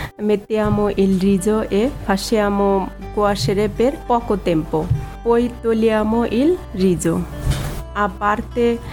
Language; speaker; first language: Italian; non-native, learner; Bangla